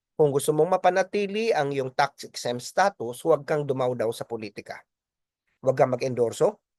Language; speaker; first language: Filipino; non-native, local second language; Bikol